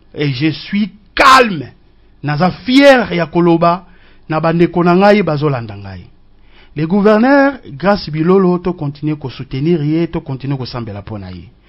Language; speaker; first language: Lingala; non-native, local second language; Kongo